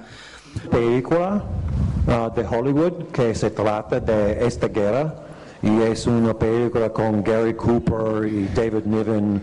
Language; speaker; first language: Spanish; non-native, fluent; English